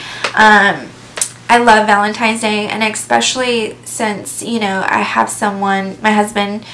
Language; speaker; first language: English; native; English